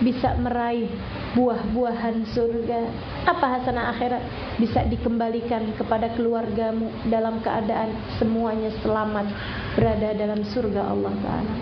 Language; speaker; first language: Indonesian; native; Indonesian